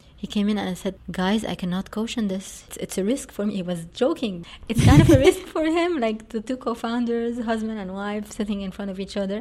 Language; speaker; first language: English; non-native, fluent; Arabic